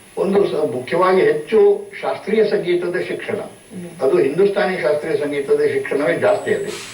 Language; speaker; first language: Kannada; non-native, local second language; Marathi